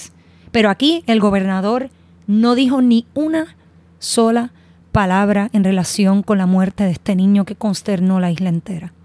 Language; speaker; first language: Spanish; native; Spanish